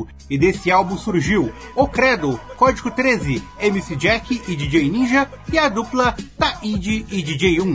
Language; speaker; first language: Portuguese; native; Portuguese